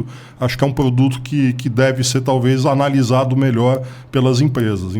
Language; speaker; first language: Portuguese; native; Portuguese